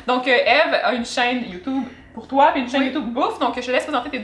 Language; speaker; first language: French; native; French